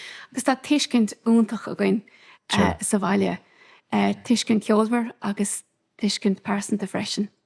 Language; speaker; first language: Irish; non-native, local second language; English